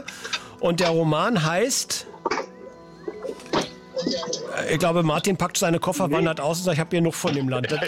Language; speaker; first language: German; native; German